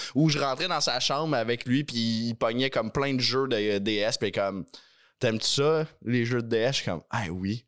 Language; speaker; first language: French; native; French